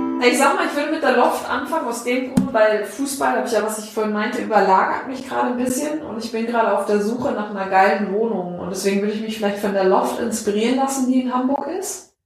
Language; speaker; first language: German; native; German